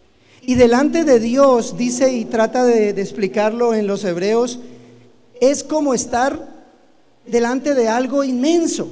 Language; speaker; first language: Spanish; native; Spanish